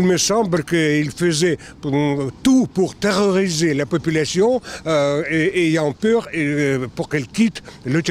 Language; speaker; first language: French; non-native, fluent; Russian